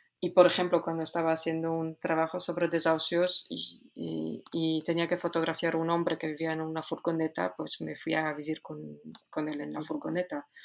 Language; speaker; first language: Spanish; non-native, fluent; Polish